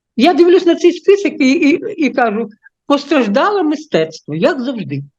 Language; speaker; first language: Ukrainian; non-native, local second language; Russian